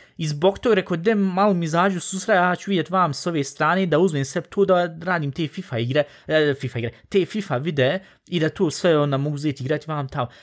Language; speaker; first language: Bosnian; early bilingual, heritage; Bosnian